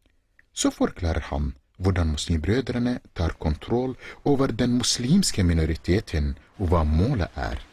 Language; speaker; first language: Norwegian; non-native, fluent; Arabic